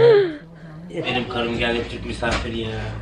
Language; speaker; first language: Turkish; non-native, learner; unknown